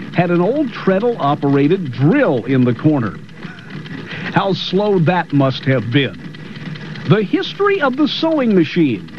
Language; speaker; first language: English; native; English